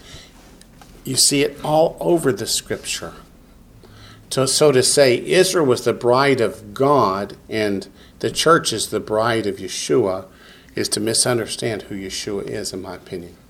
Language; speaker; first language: English; native; English